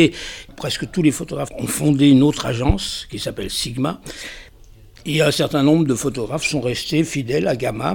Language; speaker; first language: French; native; French